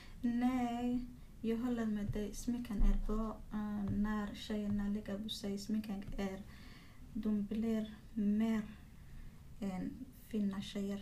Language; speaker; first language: Swedish; non-native, learner; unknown